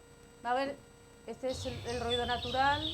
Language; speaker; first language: Spanish; native; Spanish